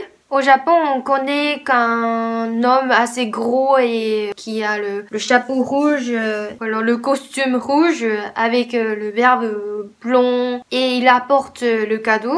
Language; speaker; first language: French; non-native, fluent; Japanese